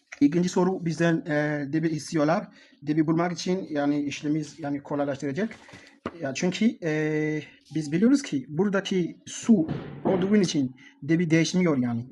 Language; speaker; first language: Turkish; non-native, learner; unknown